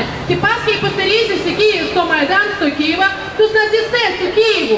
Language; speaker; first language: Greek; non-native, fluent; Russian